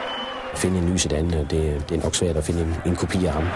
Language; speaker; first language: Danish; native; Danish